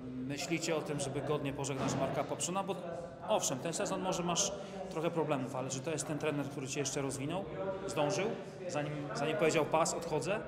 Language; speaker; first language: Polish; native; Polish